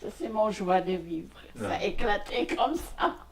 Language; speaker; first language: French; non-native, fluent; Khmer